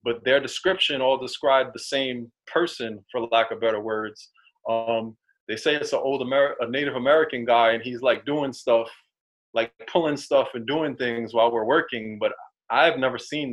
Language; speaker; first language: English; native; English